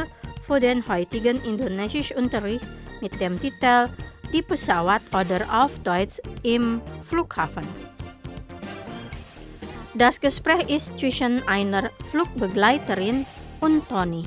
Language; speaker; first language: German; non-native, fluent; Indonesian